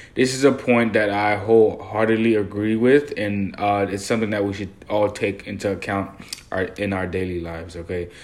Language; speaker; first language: English; early bilingual, other home language; Haitian Creole